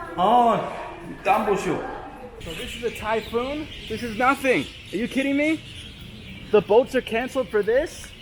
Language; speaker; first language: English; native; English